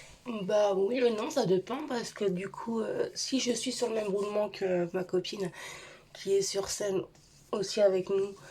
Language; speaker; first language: French; native; French